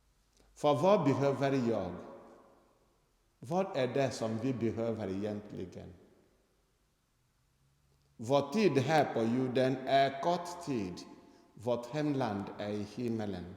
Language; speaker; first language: Swedish; non-native, fluent; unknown